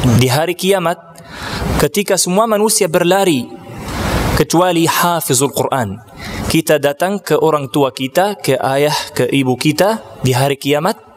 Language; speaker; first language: Malay; non-native, fluent; Arabic